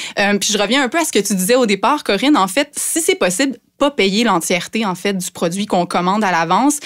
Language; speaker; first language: French; native; French